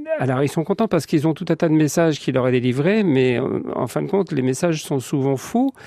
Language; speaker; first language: French; native; French